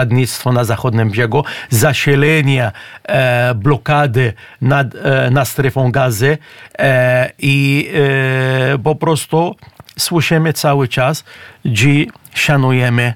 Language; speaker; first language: Polish; non-native, fluent; Arabic